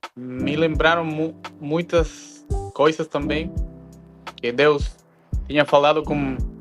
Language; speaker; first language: Portuguese; non-native, fluent; Spanish